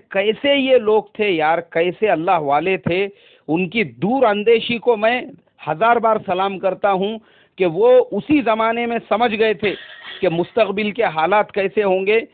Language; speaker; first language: Urdu; native; Urdu